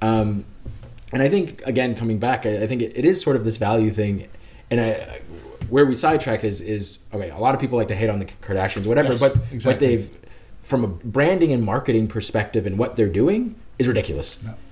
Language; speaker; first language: English; native; English